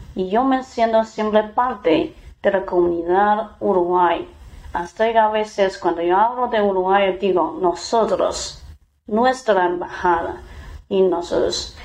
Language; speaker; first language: Spanish; non-native, fluent; Chinese